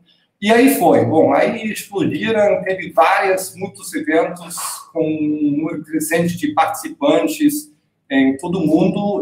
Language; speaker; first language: Portuguese; non-native, fluent; German